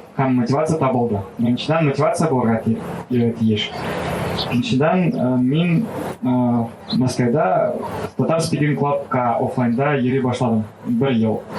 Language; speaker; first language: Tatar; non-native, local second language; Russian